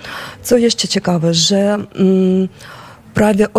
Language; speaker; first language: Polish; non-native, fluent; Ukrainian